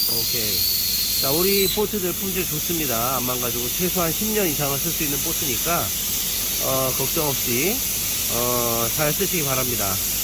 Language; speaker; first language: Korean; native; Korean